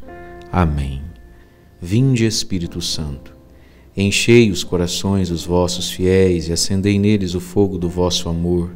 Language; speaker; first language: Portuguese; native; Portuguese